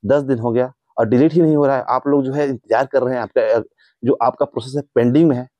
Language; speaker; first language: Hindi; native; Hindi